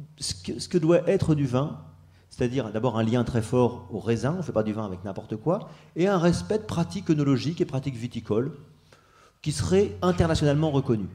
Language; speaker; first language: French; native; French